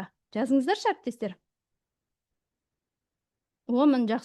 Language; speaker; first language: Kazakh; native; Kazakh